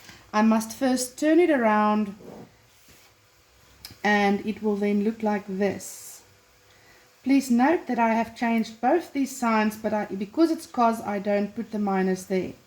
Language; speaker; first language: English; non-native, local second language; Afrikaans